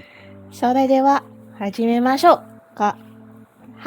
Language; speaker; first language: Japanese; non-native, learner; Filipino